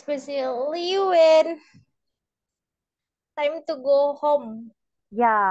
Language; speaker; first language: English; non-native, learner; Indonesian